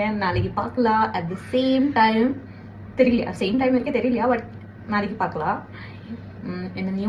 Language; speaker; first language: Tamil; non-native, learner; Marathi